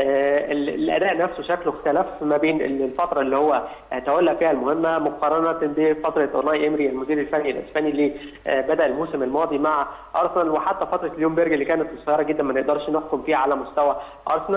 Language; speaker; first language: Arabic; native; Arabic